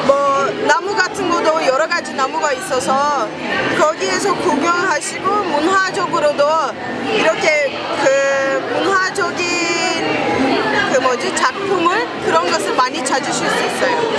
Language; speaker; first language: Korean; non-native, fluent; Turkish